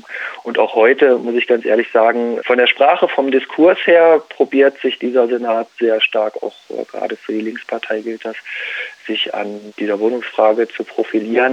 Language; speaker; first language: German; native; German